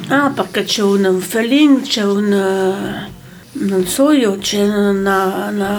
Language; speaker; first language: Italian; non-native, local second language; French